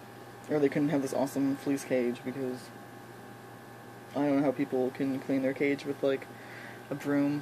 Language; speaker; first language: English; native; English